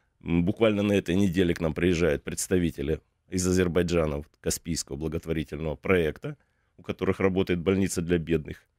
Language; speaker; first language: Russian; native; Russian